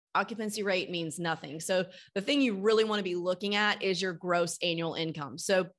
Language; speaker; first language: English; native; English